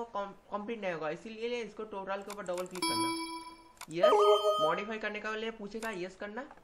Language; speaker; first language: Hindi; non-native, local second language; Bangla